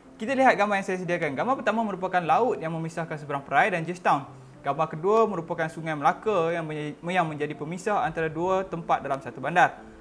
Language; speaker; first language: Malay; native; Malay